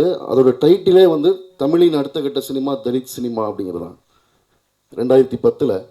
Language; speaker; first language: Tamil; native; Tamil